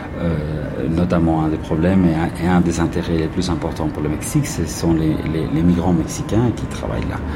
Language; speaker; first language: French; non-native, fluent; Spanish